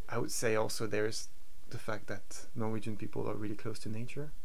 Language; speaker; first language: English; non-native, fluent; French